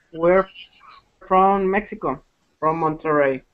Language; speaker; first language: English; non-native, learner; Spanish